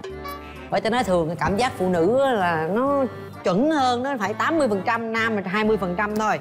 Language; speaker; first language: Vietnamese; native; Vietnamese